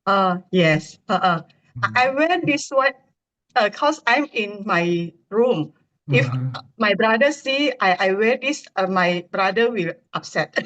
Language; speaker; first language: English; non-native, learner; Indonesian